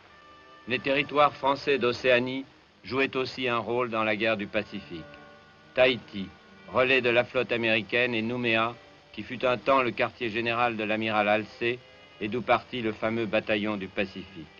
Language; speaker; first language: French; native; French